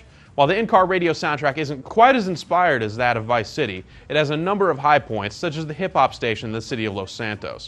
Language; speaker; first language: English; native; English